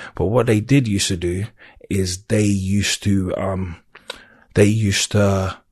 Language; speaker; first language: English; native; English